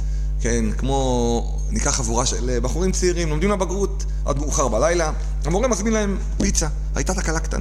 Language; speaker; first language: Hebrew; native; Hebrew